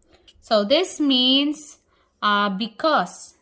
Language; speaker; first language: English; non-native, local second language; Filipino